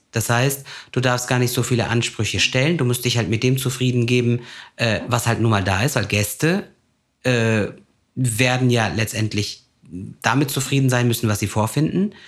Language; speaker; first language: German; early bilingual, other home language; Turkish